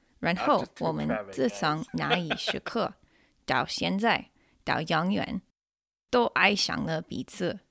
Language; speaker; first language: Chinese; non-native, fluent; English